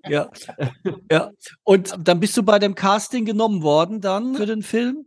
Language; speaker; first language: German; native; German